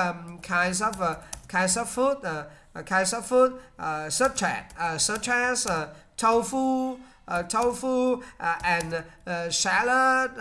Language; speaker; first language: English; non-native, learner; Vietnamese